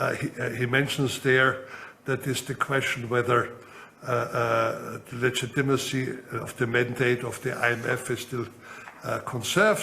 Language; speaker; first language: English; non-native, fluent; German